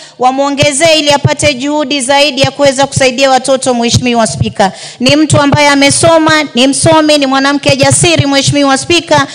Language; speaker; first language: Swahili; native; Swahili